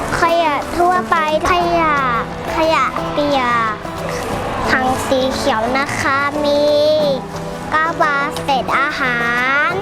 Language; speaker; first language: Thai; native; Thai